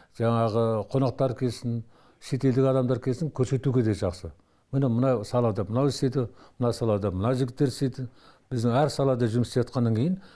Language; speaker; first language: Kazakh; native; Kazakh